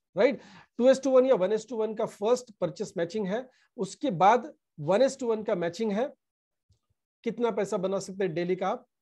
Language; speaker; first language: Hindi; non-native, local second language; Marathi